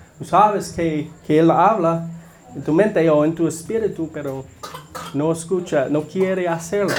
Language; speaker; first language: Spanish; non-native, learner; English